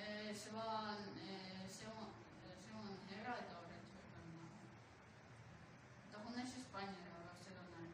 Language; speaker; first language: Basque; non-native, learner; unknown